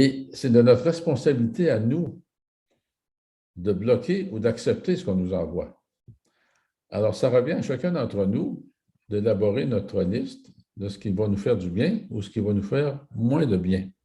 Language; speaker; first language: French; native; French